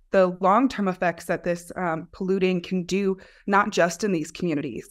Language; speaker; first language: English; native; English